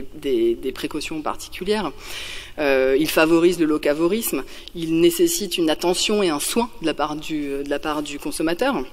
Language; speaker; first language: French; native; French